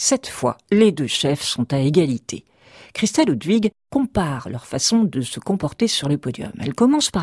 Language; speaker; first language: French; native; French